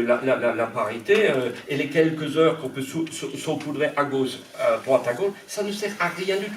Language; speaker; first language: French; non-native, local second language; Swiss German